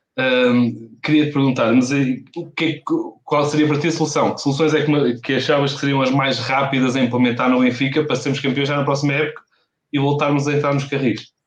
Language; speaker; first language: Portuguese; early bilingual, heritage; Portuguese